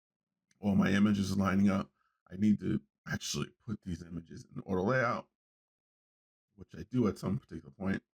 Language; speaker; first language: English; native; English